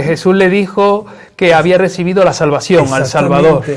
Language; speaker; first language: Spanish; native; Spanish